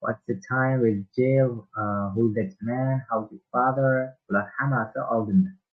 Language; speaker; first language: English; non-native, learner; Uzbek